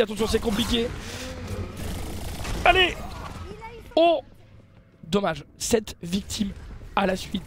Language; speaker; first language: French; native; French